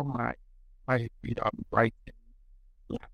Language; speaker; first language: English; non-native, local second language; Igbo